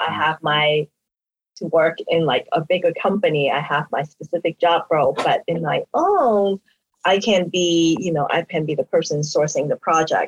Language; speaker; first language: English; native; English